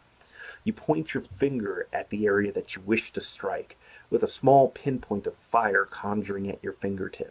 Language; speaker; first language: English; native; English